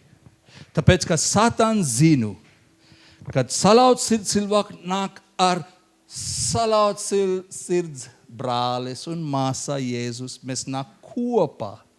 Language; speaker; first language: Latvian; non-native, learner; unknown